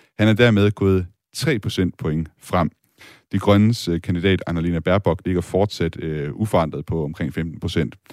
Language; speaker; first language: Danish; native; Danish